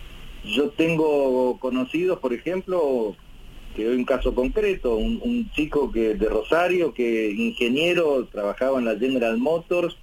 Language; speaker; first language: Spanish; native; Spanish